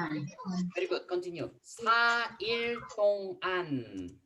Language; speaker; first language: English; non-native, fluent; Korean